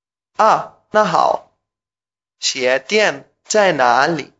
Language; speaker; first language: Chinese; non-native, learner; Spanish